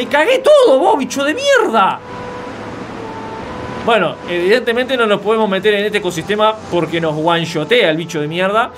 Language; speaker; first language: Spanish; native; Spanish